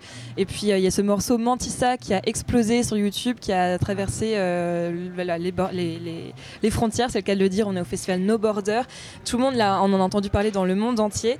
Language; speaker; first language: French; native; French